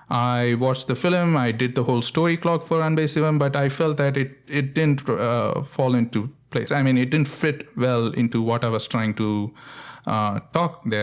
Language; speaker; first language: English; non-native, local second language; Tamil